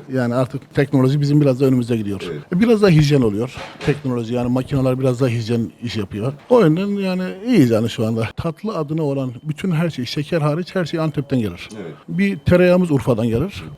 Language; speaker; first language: Turkish; native; Turkish